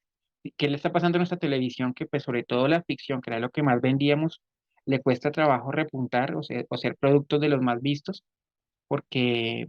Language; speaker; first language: Spanish; native; Spanish